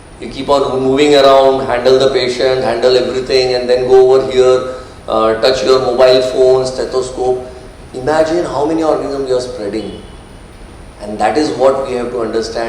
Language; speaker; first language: English; non-native, local second language; Marathi